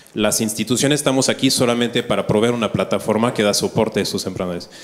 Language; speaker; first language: Spanish; non-native, fluent; French